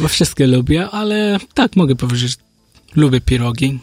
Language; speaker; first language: Polish; non-native, learner; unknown